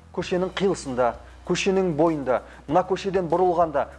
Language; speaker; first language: Kazakh; native; Kazakh